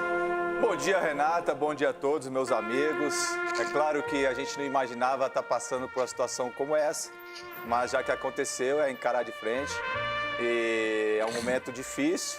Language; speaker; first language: Portuguese; native; Portuguese